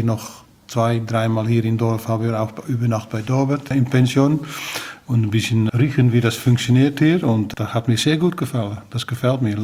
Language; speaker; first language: German; non-native, learner; Dutch